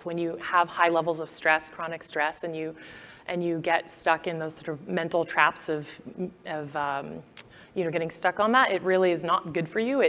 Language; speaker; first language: English; native; English